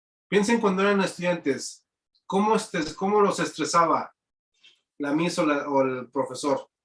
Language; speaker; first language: Spanish; native; Spanish